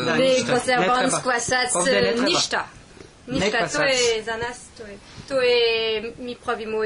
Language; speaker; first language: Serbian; non-native, learner; French